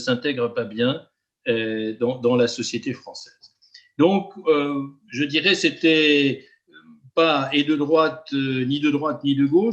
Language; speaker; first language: French; native; French